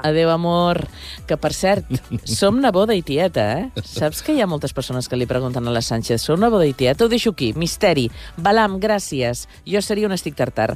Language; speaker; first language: Catalan; native; Catalan